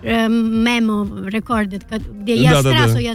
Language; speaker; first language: Russian; non-native, learner; Italian